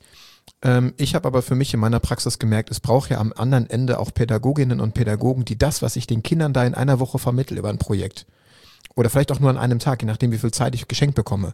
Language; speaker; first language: German; native; German